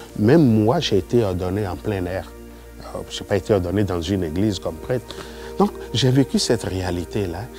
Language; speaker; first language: French; non-native, local second language; Yoruba